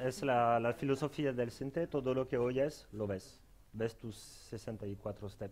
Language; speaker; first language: Spanish; non-native, fluent; French